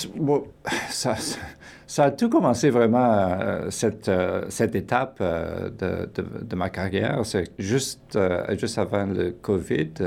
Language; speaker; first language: French; non-native, fluent; Portuguese